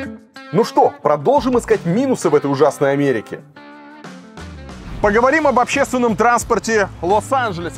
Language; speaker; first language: Russian; native; Russian